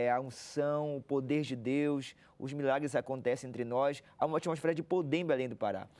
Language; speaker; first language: Portuguese; native; Portuguese